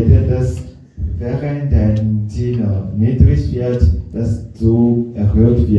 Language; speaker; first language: German; non-native, learner; French